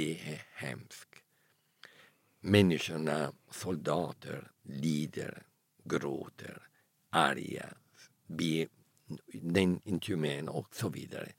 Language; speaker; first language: Swedish; early bilingual, heritage; Italian